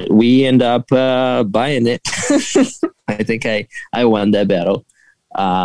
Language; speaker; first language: English; non-native, fluent; Portuguese